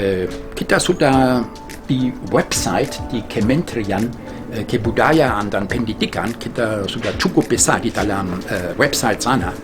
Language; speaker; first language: Indonesian; non-native, fluent; German